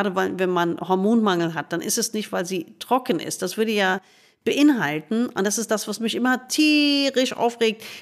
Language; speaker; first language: German; non-native, fluent; English